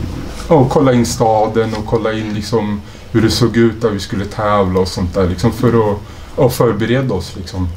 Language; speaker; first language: Swedish; native; Swedish